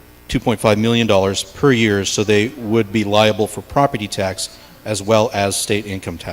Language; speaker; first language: English; native; English